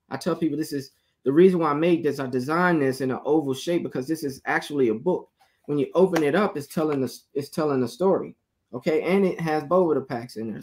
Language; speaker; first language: English; native; English